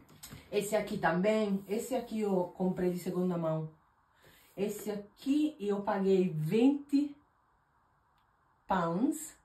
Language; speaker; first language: Portuguese; non-native, fluent; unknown